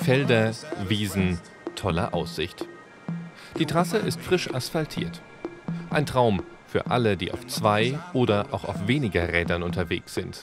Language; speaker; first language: German; native; German